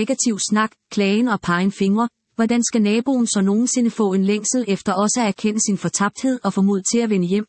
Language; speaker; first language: Danish; native; Danish